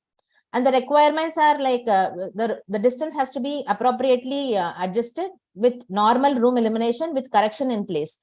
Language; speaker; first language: English; non-native, local second language; Tamil